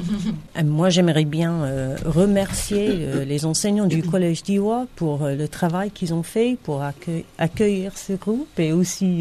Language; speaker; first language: French; non-native, fluent; English